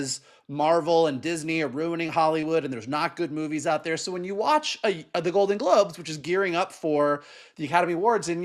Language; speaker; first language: English; native; English